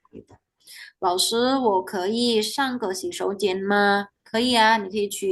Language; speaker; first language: Chinese; non-native, fluent; Indonesian